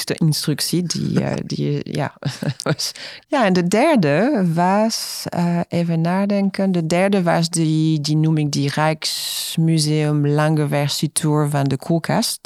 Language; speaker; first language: Dutch; non-native, fluent; French